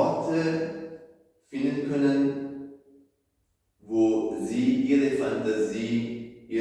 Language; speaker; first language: German; non-native, fluent; Italian